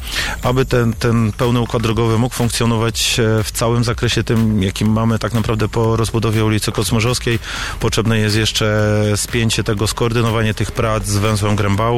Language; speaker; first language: Polish; native; Polish